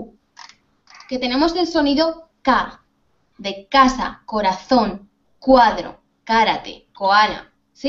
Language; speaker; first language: Spanish; native; Spanish